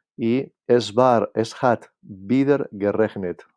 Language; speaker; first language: German; non-native, fluent; Catalan